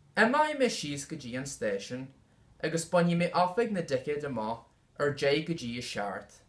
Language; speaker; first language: Irish; non-native, local second language; English